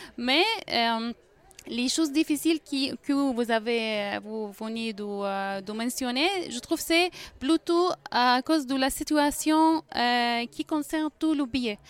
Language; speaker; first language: French; non-native, fluent; Arabic